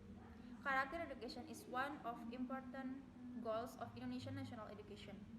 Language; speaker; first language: English; non-native, learner; Indonesian